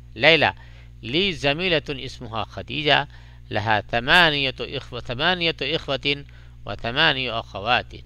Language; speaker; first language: Urdu; native; Urdu